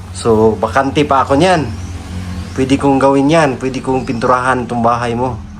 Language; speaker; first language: Filipino; non-native, local second language; Cebuano